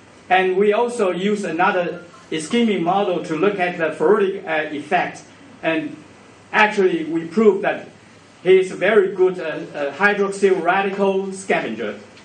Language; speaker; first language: English; non-native, fluent; Chinese